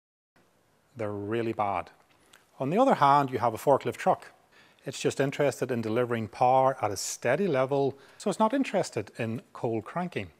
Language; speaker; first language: English; native; English